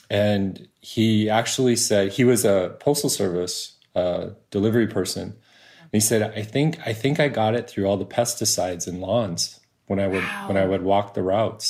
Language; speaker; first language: English; native; English